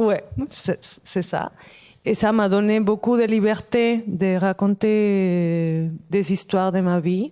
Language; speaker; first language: French; non-native, fluent; Spanish